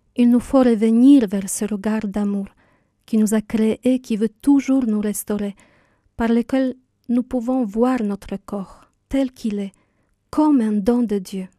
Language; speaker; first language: French; non-native, fluent; Polish